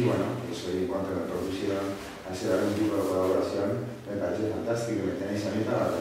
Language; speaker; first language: Spanish; native; Spanish